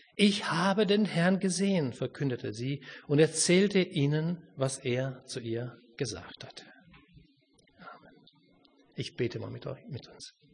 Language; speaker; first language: German; non-native, fluent; Romanian